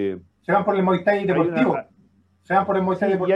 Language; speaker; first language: Spanish; native; Spanish